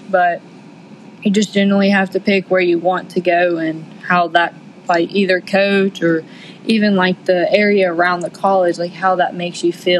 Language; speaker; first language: English; native; English